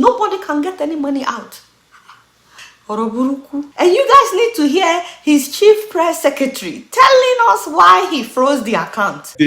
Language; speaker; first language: English; non-native, local second language; Yoruba